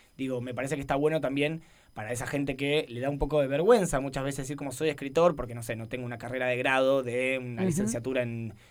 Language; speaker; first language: Spanish; native; Spanish